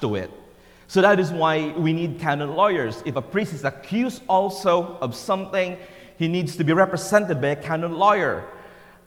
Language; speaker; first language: English; non-native, local second language; Filipino